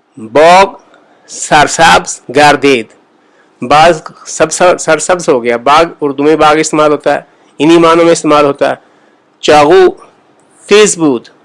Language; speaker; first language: Urdu; native; Urdu